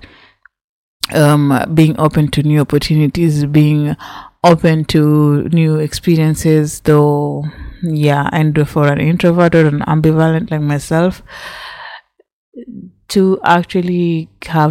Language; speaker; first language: English; non-native, local second language; Swahili